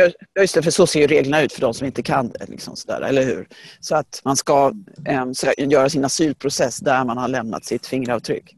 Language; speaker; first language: Swedish; native; Swedish